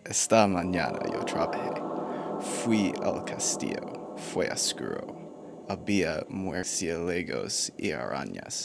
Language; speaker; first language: Spanish; non-native, learner; English